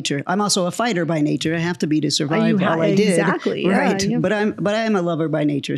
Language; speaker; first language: English; native; English